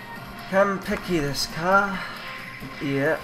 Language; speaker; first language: Japanese; non-native, learner; English